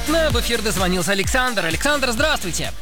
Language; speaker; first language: Russian; native; Russian